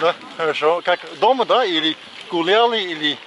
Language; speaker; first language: Russian; non-native, learner; English